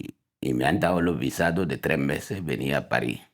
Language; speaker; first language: Spanish; non-native, fluent; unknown